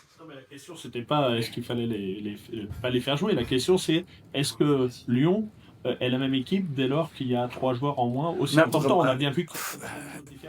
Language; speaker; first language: French; native; French